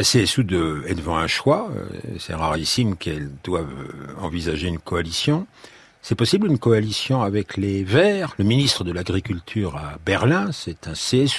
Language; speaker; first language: French; native; French